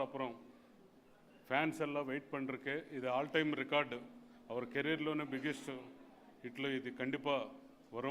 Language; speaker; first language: Tamil; non-native, learner; Telugu